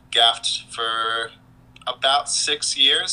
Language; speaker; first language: English; native; English